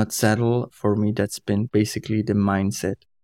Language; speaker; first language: English; non-native, fluent; Kurdish